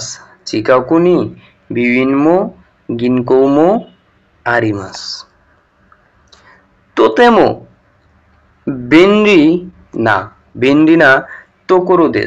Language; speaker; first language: Japanese; non-native, learner; Bangla